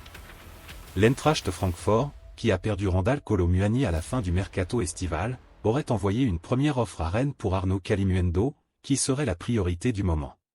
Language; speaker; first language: French; native; French